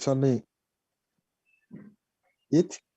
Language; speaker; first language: English; non-native, learner; Spanish